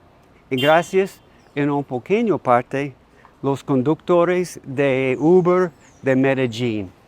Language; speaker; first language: Spanish; non-native, learner; English